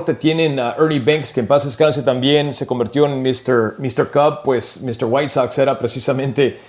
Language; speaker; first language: Spanish; early bilingual, heritage; Spanish